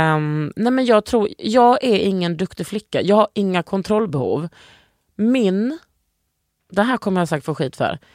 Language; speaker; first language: Swedish; native; Swedish